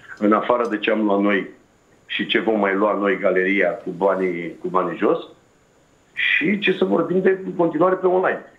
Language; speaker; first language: Romanian; native; Romanian